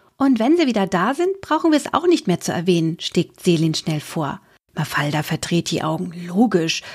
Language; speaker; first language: German; native; German